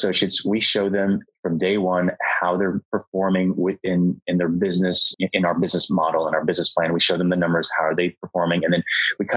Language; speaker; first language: English; native; English